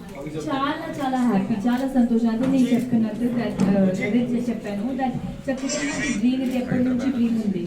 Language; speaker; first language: Telugu; non-native, local second language; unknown